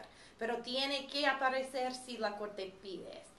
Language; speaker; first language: Spanish; non-native, fluent; English